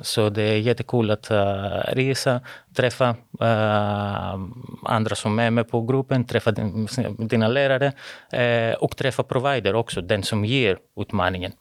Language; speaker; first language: Swedish; non-native, fluent; Greek